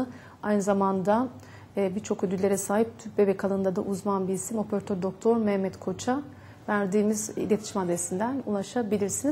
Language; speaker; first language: Turkish; native; Turkish